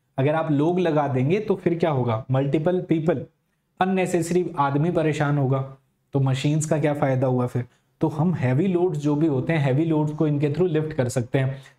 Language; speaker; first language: Hindi; native; Hindi